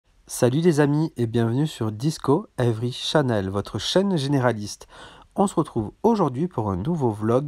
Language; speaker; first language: French; native; French